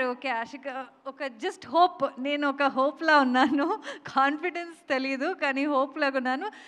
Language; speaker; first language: Telugu; non-native, local second language; Kannada